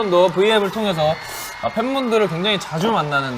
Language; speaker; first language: Korean; native; Korean